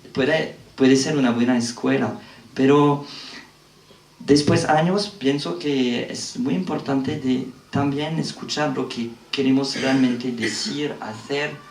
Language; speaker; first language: Spanish; non-native, fluent; French